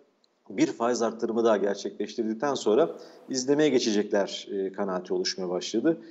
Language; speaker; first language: Turkish; native; Turkish